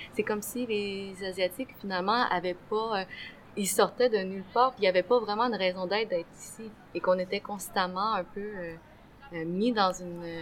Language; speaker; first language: French; native; French